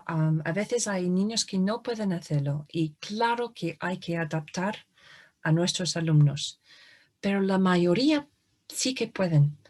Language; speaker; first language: Spanish; non-native, fluent; English